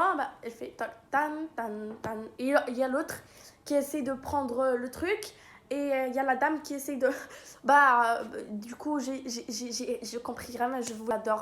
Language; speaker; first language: French; non-native, local second language; Arabic